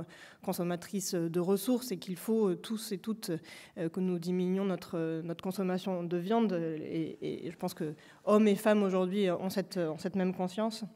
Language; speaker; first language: French; native; French